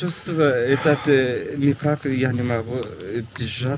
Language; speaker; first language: Russian; non-native, local second language; Azerbaijani